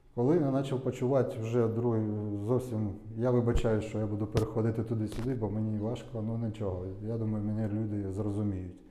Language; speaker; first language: Ukrainian; non-native, local second language; Russian